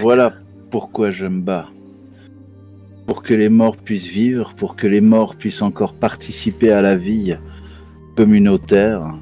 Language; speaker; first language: French; native; French